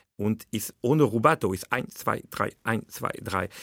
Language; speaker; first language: German; non-native, fluent; French